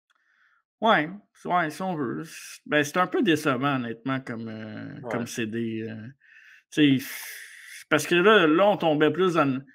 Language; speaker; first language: French; native; French